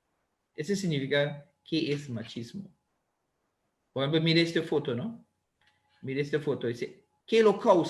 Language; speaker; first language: Spanish; non-native, learner; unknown